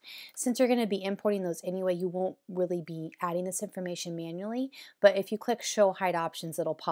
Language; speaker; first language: English; native; English